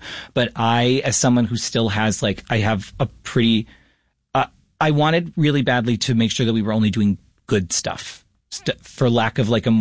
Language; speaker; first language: English; native; English